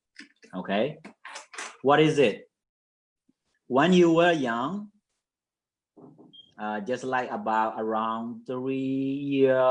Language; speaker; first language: English; non-native, fluent; Mon